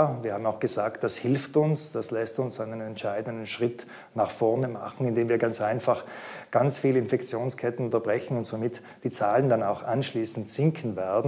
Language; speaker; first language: German; native; German